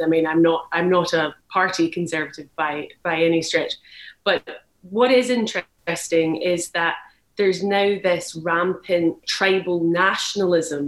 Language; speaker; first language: English; native; English